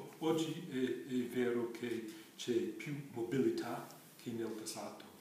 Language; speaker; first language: Italian; non-native, fluent; English